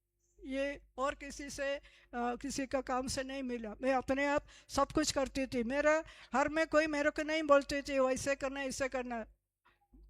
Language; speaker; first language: Hindi; non-native, local second language; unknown